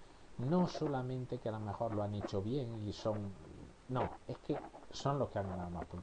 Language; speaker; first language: Spanish; native; Spanish